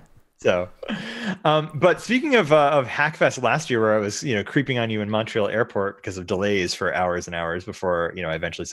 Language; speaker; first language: English; native; English